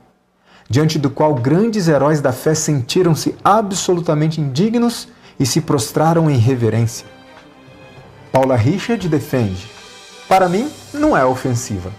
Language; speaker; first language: Portuguese; native; Portuguese